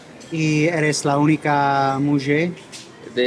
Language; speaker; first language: Spanish; non-native, learner; English